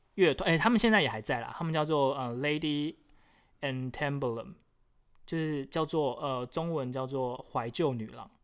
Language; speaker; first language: Chinese; native; Chinese